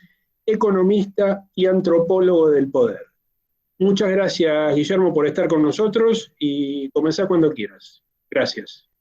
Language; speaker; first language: Spanish; native; Spanish